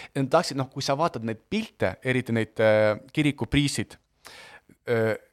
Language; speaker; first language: Estonian; non-native, local second language; Russian